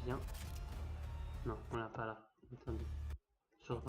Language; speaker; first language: French; native; French